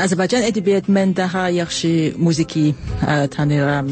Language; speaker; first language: Azerbaijani; non-native, learner; English